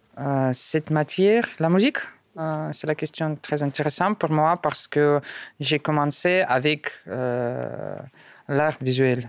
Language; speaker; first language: French; non-native, learner; Russian